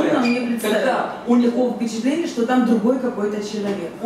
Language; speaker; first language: Russian; non-native, fluent; Bulgarian